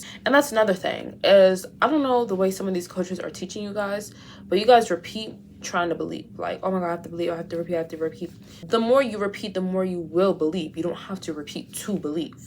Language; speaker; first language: English; native; English